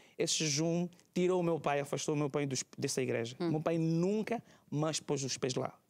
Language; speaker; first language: Portuguese; native; Portuguese